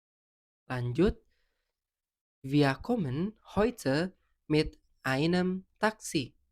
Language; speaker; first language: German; non-native, fluent; Indonesian